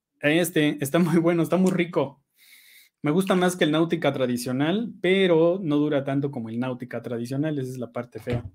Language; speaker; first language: Spanish; native; Spanish